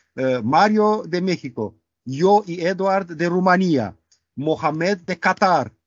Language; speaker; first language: Spanish; non-native, fluent; Romanian